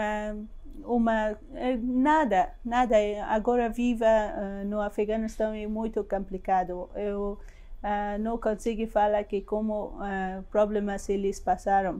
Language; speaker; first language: Portuguese; non-native, learner; Persian